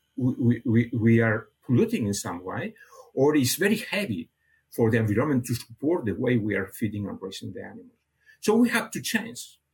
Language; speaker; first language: English; non-native, fluent; Catalan